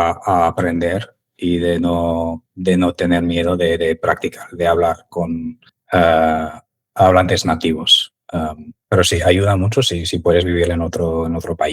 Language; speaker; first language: Spanish; non-native, fluent; English